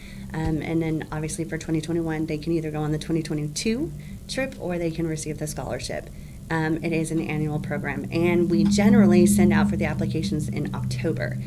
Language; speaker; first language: English; native; English